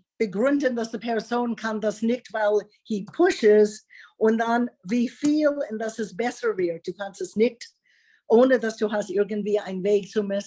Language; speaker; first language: German; non-native, learner; English